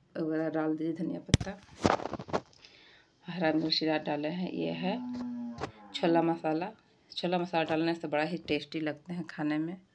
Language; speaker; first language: Hindi; native; Hindi